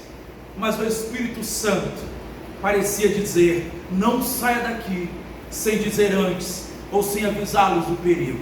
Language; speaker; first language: Portuguese; native; Portuguese